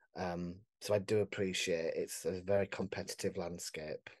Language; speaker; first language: English; native; English